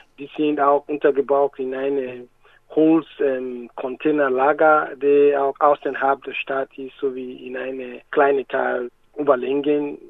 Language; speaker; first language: German; non-native, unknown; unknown